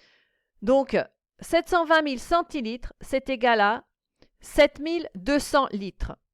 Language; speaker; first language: French; native; French